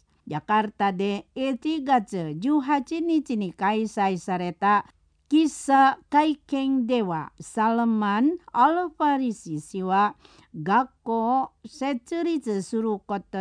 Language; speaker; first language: Japanese; non-native, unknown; Indonesian